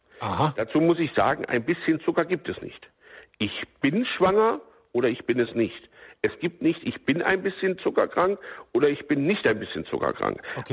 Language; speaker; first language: German; native; German